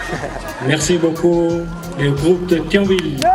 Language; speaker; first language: French; non-native, learner; Mongolian